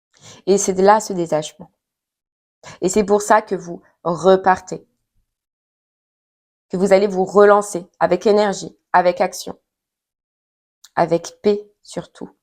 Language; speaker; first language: French; native; French